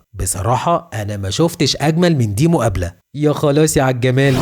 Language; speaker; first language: Arabic; native; Arabic